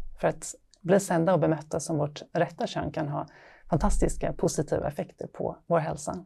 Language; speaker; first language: Swedish; native; Swedish